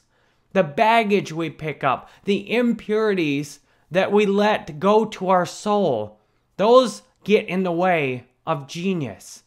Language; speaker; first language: English; native; English